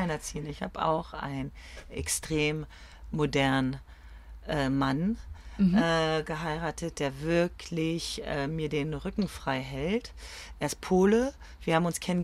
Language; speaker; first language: German; early bilingual, other home language; French